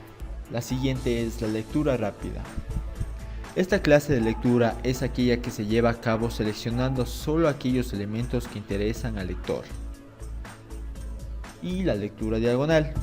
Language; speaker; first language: Spanish; native; Spanish